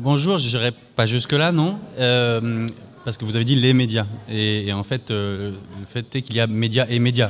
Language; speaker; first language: French; native; French